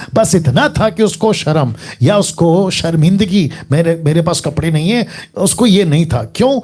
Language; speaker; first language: Hindi; native; Hindi